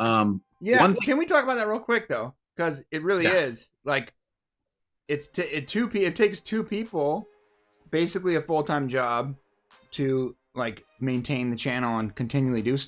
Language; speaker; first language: English; native; English